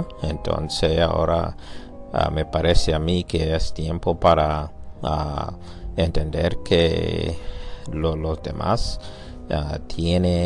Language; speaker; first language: Spanish; non-native, learner; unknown